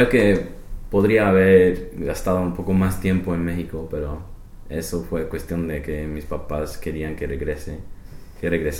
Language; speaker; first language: Spanish; non-native, fluent; English